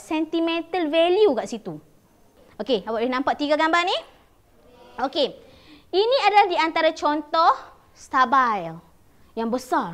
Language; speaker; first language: Malay; native; Malay